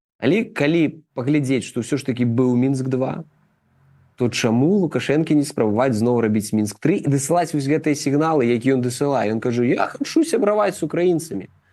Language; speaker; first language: Belarusian; native; Belarusian